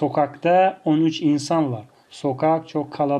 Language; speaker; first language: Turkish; non-native, fluent; Tajik